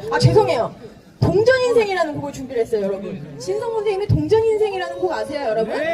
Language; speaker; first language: Korean; native; Korean